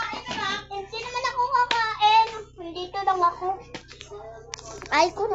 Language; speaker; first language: Filipino; native; Filipino